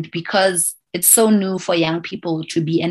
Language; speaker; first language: English; non-native, local second language; Southern Sotho